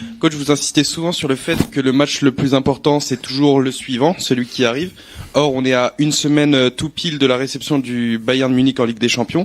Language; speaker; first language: French; native; French